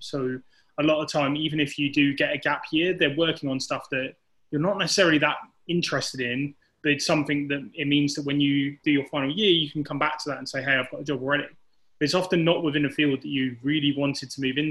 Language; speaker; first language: English; native; English